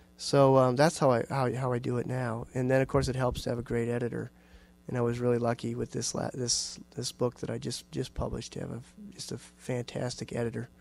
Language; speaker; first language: English; native; English